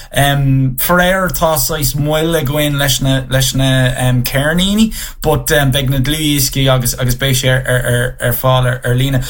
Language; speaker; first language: Irish; non-native, local second language; English